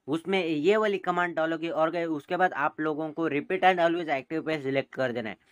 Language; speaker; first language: Hindi; native; Hindi